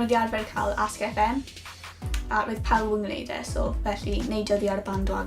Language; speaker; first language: Welsh; native; Welsh